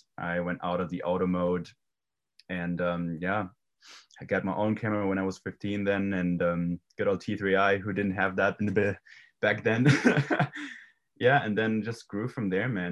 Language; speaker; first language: English; non-native, fluent; German